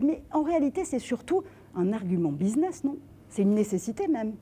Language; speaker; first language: French; native; French